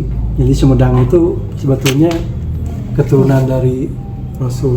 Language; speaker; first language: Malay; non-native, local second language; Sundanese